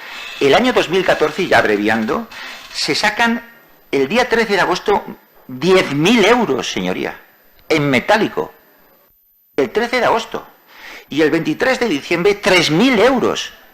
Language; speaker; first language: Spanish; native; Spanish